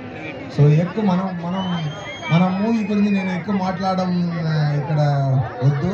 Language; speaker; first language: Telugu; non-native, learner; Tamil